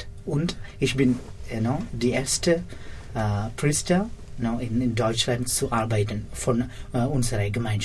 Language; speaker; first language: German; non-native, learner; Malayalam